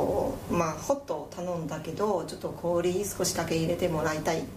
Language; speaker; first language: Japanese; non-native, fluent; Chinese